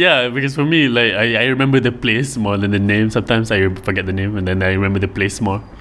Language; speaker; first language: English; non-native, local second language; Malay